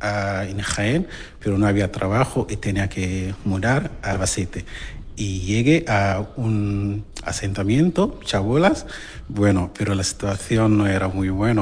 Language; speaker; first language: Spanish; non-native, learner; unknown